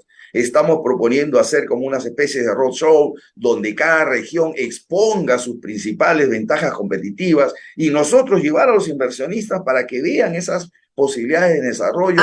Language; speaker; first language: Spanish; native; Spanish